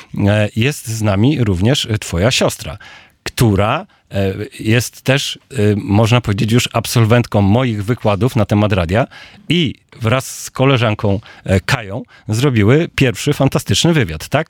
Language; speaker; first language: Polish; native; Polish